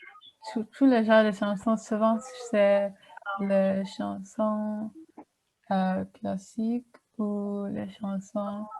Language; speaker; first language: French; early bilingual, heritage; German